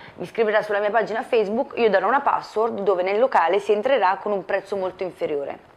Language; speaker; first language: Italian; native; Italian